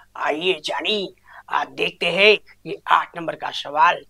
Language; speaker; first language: Hindi; non-native, local second language; Marathi